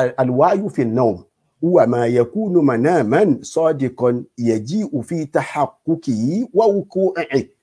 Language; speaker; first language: Arabic; non-native, fluent; Yoruba